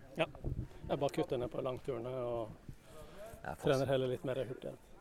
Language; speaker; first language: Norwegian; native; Norwegian